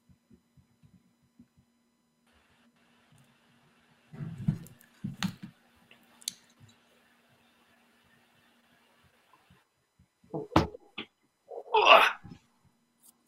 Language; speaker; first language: English; native; English